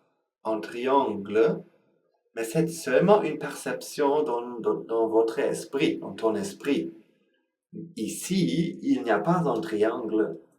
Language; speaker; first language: French; non-native, learner; Sinhala